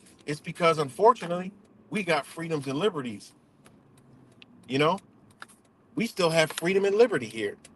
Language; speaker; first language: English; native; English